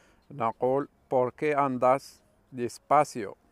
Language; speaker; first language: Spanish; non-native, fluent; Arabic